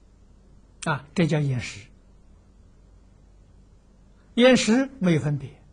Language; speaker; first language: Chinese; native; Chinese